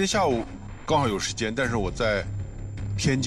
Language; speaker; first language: Chinese; native; Chinese